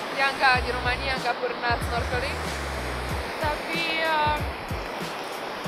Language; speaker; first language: Indonesian; non-native, fluent; Romanian